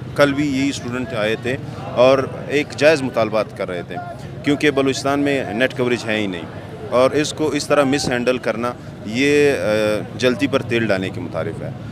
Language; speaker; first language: Urdu; non-native, local second language; Pashto